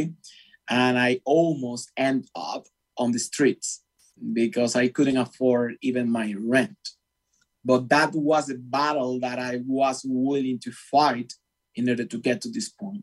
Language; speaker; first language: English; non-native, fluent; Spanish